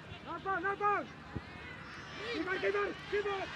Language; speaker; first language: Indonesian; non-native, learner; Spanish